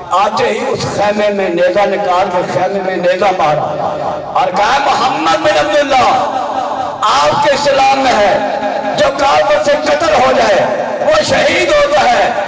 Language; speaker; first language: Urdu; non-native, local second language; Punjabi